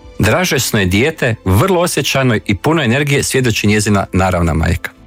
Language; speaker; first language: Bosnian; native; Bosnian